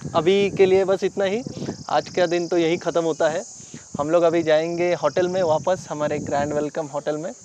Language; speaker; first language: Hindi; non-native, local second language; Marathi